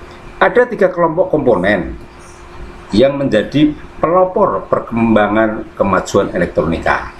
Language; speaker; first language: Indonesian; native; Indonesian